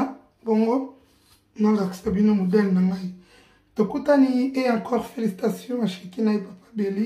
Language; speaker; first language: French; non-native, local second language; Lingala